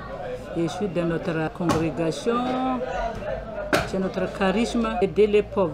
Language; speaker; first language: French; non-native, fluent; Malagasy